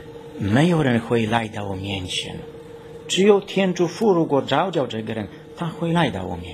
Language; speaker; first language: Chinese; non-native, learner; Polish